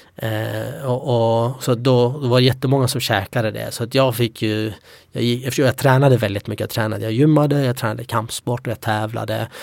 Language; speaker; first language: Swedish; early bilingual, other home language; Kurdish